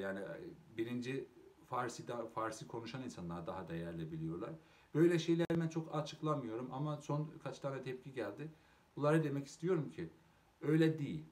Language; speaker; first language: Turkish; non-native, local second language; Azerbaijani